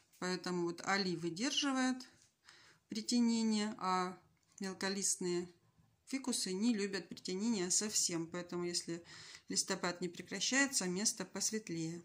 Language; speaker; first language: Russian; native; Russian